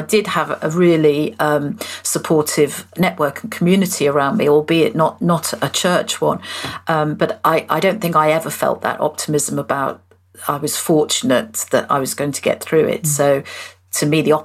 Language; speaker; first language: English; native; English